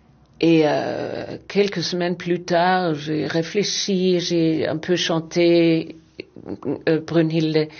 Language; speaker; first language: French; non-native, fluent; German